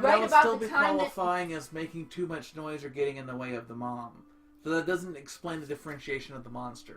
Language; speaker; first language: English; native; English